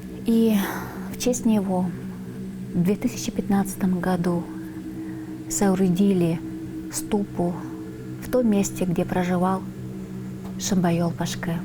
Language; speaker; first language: Russian; non-native, local second language; Tuvinian